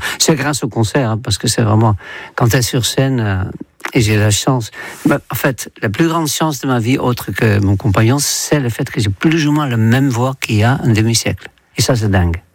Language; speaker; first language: French; non-native, fluent; Dutch